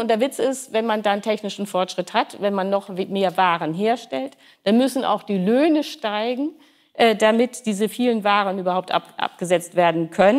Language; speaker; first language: German; native; German